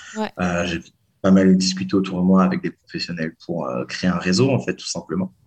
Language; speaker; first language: French; native; French